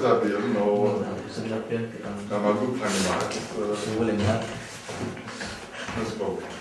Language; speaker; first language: Russian; non-native, learner; English